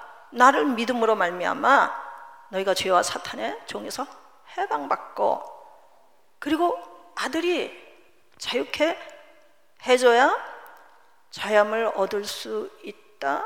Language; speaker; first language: Korean; native; Korean